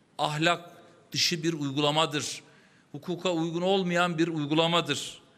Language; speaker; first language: Turkish; native; Turkish